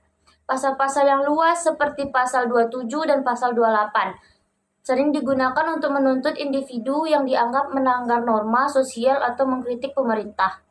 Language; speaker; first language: Indonesian; native; Indonesian